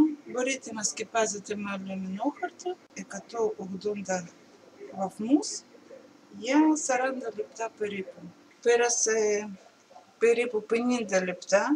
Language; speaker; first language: Greek; non-native, learner; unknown